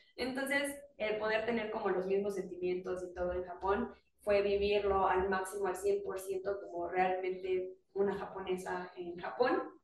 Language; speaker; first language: Spanish; native; Spanish